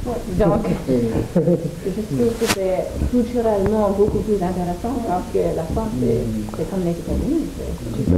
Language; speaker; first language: French; non-native, learner; English